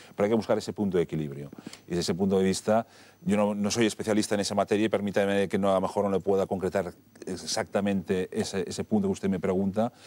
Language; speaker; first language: Spanish; non-native, local second language; Catalan